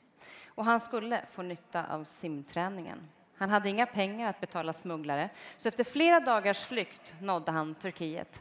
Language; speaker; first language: Swedish; native; Swedish